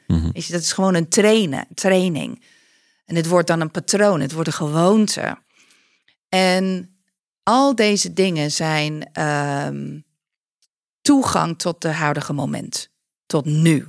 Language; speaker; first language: Dutch; non-native, fluent; English